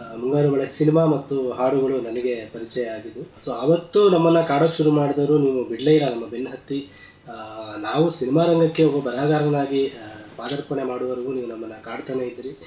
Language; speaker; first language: Kannada; native; Kannada